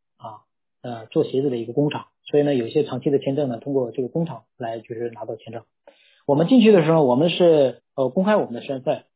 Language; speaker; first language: Chinese; non-native, local second language; Korean